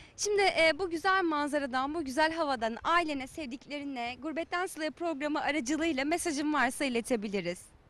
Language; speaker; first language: Turkish; native; Turkish